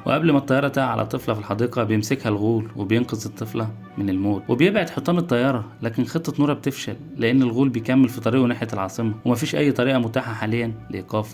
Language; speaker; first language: Arabic; native; Arabic